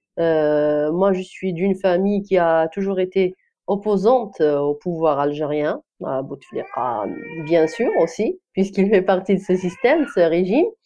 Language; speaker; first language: French; non-native, local second language; Kabyle